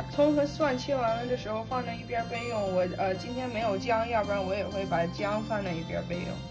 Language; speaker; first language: Chinese; early bilingual, heritage; Chinese